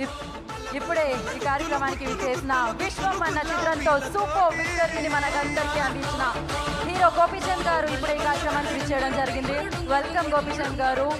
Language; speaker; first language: Telugu; native; Telugu